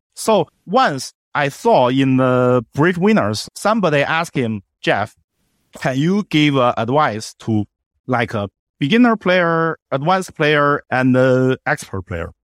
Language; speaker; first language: English; non-native, fluent; Chinese